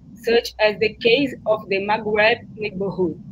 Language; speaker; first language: English; non-native, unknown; Portuguese